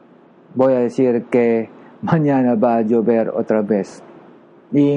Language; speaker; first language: Spanish; non-native, learner; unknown